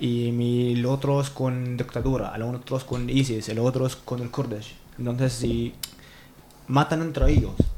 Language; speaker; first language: Spanish; non-native, learner; Arabic